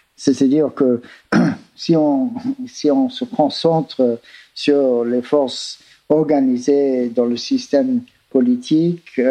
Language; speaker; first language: French; non-native, fluent; English